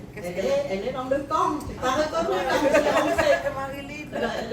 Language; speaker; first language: French; non-native, fluent; Khmer